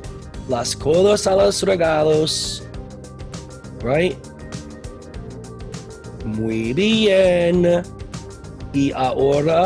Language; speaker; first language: Spanish; non-native, learner; English